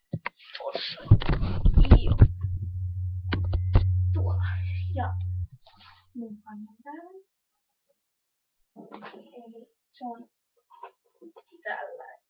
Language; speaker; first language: Finnish; native; Finnish